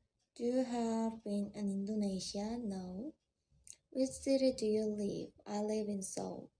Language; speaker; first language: English; non-native, learner; Korean